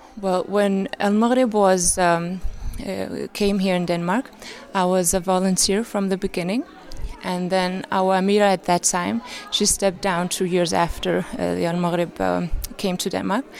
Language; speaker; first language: English; non-native, fluent; Arabic